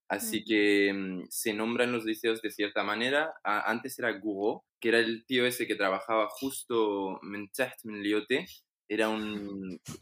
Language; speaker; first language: Spanish; non-native, fluent; Arabic